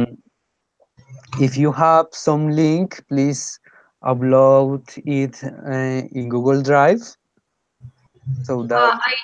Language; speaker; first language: English; non-native, fluent; Spanish